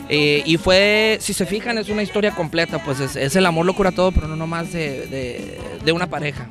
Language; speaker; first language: Spanish; native; Spanish